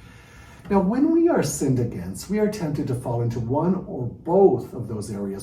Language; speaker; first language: English; native; English